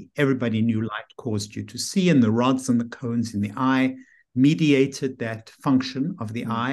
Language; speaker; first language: English; native; English